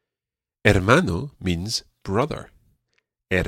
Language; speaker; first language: Spanish; non-native, fluent; English